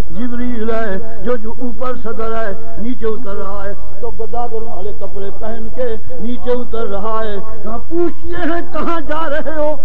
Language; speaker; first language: Urdu; non-native, local second language; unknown